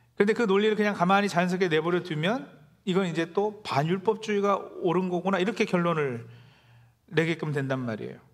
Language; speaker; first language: Korean; native; Korean